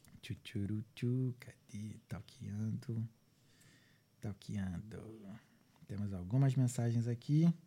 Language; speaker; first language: Portuguese; native; Portuguese